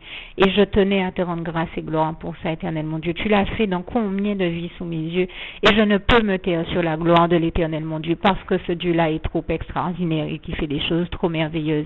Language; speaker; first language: French; native; French